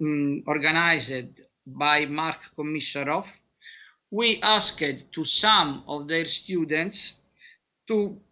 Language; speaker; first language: English; non-native, learner; Italian